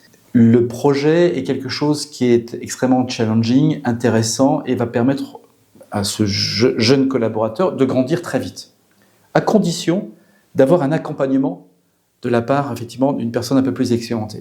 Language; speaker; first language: French; native; French